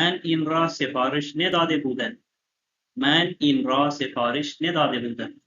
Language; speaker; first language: Persian; non-native, fluent; Urdu